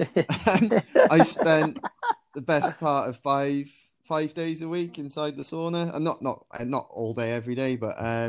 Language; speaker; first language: English; native; English